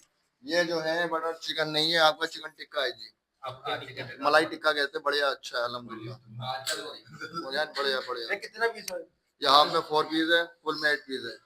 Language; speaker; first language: Hindi; non-native, local second language; Malayalam